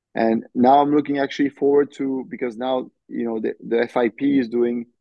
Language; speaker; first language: English; non-native, fluent; French